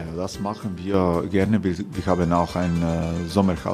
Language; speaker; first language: German; non-native, learner; Croatian